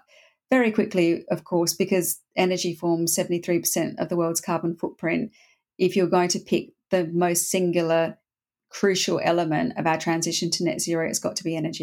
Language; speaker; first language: English; native; English